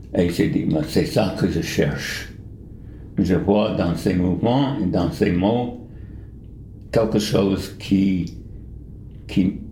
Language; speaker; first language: French; non-native, fluent; English